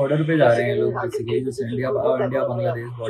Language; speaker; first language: Hindi; native; Hindi